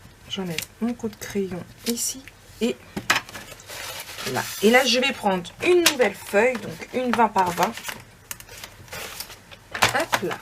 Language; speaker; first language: French; native; French